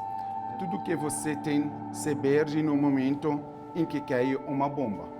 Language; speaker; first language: Portuguese; non-native, fluent; Arabic